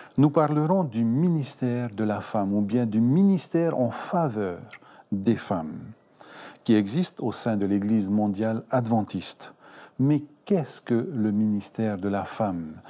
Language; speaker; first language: French; native; French